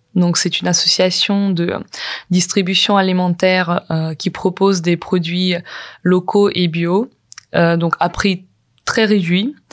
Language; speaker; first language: French; non-native, fluent; Ukrainian